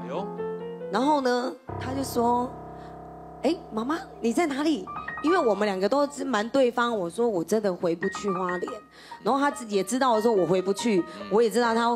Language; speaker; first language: Chinese; native; Chinese